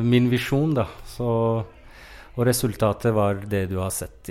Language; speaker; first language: Norwegian; non-native, fluent; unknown